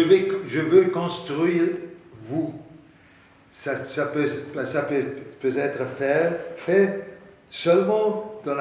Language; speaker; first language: French; non-native, learner; Hebrew